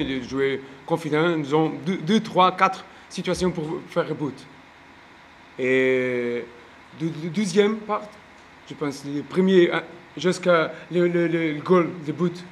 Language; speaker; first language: French; non-native, learner; Portuguese